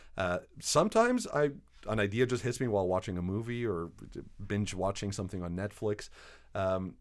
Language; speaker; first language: English; native; English